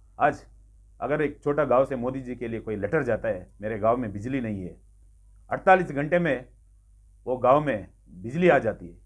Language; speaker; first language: Hindi; non-native, local second language; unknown